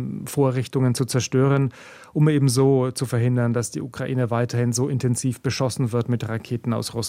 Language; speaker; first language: German; native; German